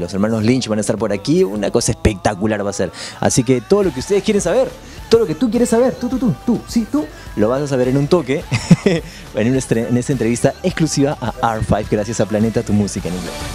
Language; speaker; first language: Spanish; native; Spanish